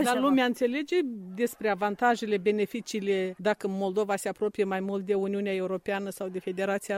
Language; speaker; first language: Romanian; native; Romanian